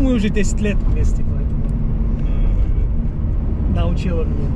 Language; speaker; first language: Russian; non-native, fluent; English